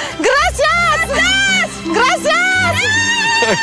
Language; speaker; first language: Spanish; non-native, learner; French